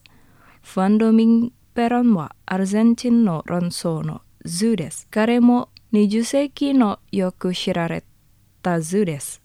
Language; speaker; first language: Japanese; non-native, learner; Indonesian